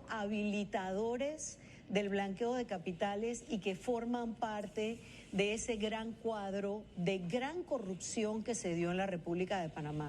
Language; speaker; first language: Spanish; native; Spanish